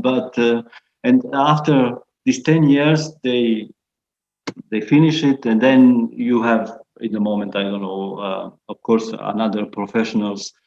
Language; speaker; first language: English; non-native, fluent; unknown